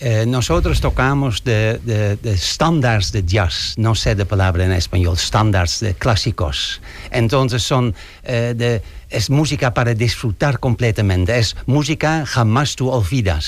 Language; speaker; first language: Spanish; non-native, learner; Dutch